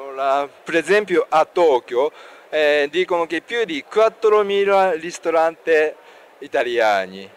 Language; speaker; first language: Italian; non-native, learner; Japanese